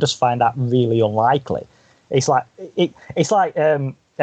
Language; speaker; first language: English; native; English